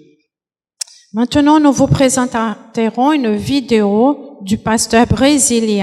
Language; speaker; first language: French; non-native, fluent; Portuguese